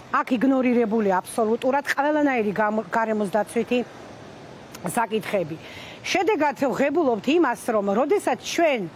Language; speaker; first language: Georgian; native; Georgian